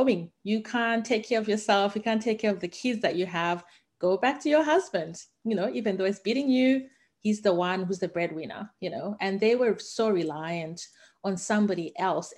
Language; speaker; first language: English; non-native, local second language; Shona